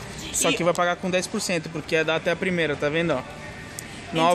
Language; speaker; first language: Portuguese; native; Portuguese